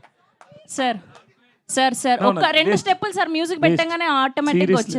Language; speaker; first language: Telugu; native; Telugu